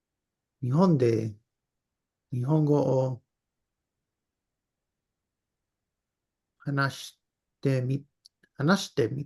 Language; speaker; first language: Japanese; non-native, learner; English